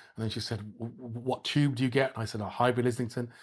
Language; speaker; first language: English; native; English